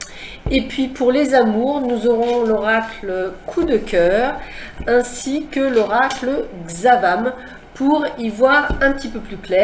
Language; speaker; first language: French; native; French